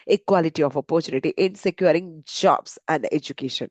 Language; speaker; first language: English; non-native, local second language; Malayalam